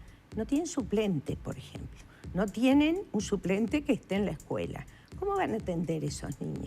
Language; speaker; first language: Spanish; native; Spanish